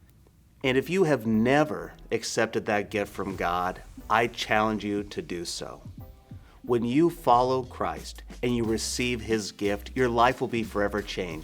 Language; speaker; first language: English; native; English